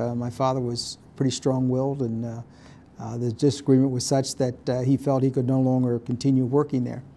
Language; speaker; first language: English; native; English